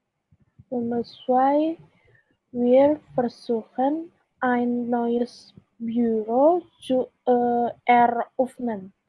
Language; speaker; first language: German; non-native, learner; Indonesian